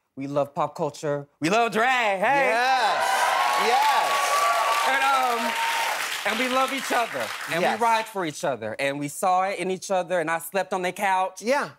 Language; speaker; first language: English; native; English